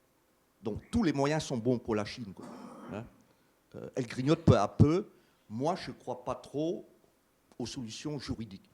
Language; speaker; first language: French; native; French